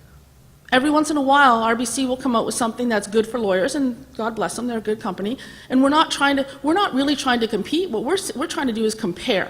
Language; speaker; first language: English; native; English